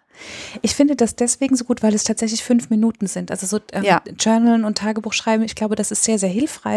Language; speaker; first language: German; native; German